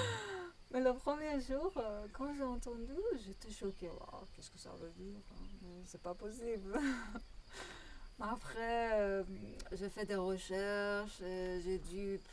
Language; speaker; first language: French; non-native, learner; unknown